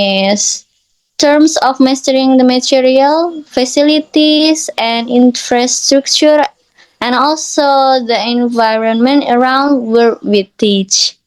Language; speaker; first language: English; non-native, learner; Indonesian